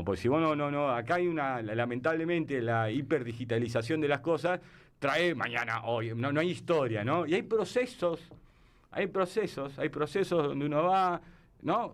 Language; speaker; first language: Spanish; native; Spanish